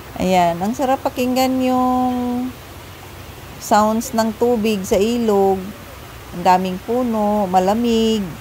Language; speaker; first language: Filipino; non-native, local second language; Cebuano